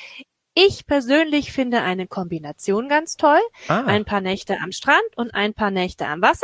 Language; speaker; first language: German; native; German